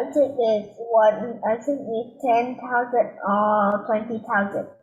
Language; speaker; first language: English; non-native, learner; Vietnamese